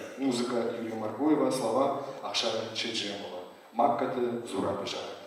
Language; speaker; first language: Russian; native; Russian